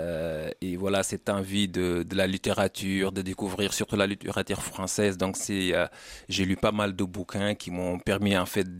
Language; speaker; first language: French; non-native, local second language; Wolof